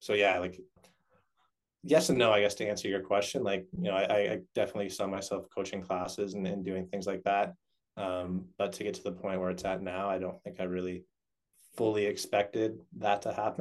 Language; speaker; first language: English; native; English